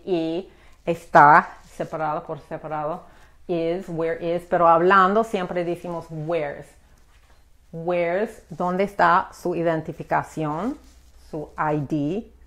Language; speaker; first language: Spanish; non-native, fluent; English